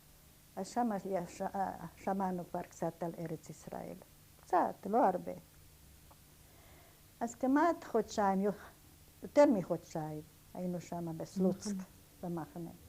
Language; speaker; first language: Hebrew; non-native, fluent; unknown